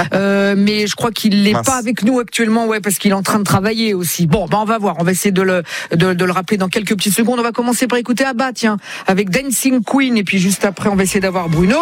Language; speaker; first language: French; native; French